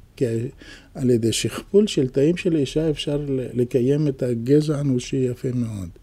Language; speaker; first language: Hebrew; native; Hebrew